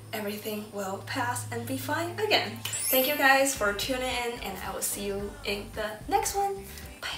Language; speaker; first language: English; early bilingual, other home language; Chinese